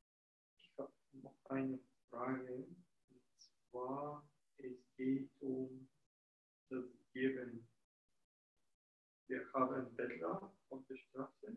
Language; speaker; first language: German; non-native, fluent; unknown